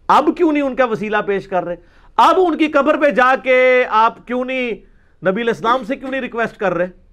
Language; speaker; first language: Urdu; non-native, local second language; Punjabi